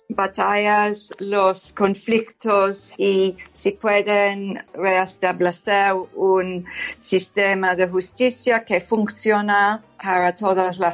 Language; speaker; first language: Spanish; non-native, learner; English